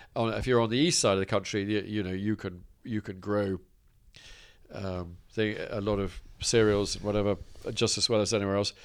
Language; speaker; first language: English; native; English